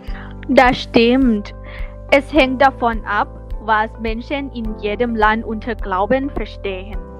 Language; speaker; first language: German; non-native, learner; Thai